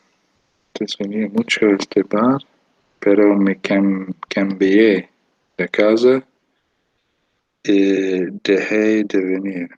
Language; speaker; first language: Spanish; non-native, learner; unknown